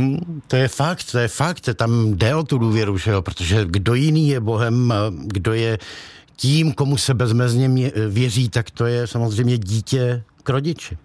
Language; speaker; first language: Czech; native; Czech